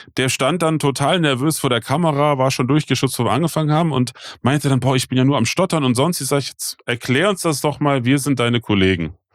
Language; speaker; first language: German; native; German